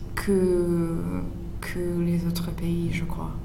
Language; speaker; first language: French; non-native, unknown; English